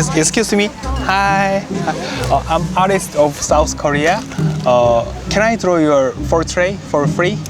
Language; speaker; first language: English; non-native, learner; Korean